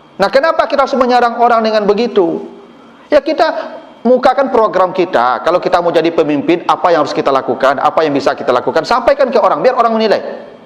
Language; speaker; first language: Malay; non-native, local second language; Minangkabau